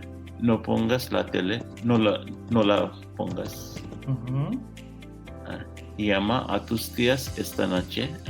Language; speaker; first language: Spanish; non-native, learner; English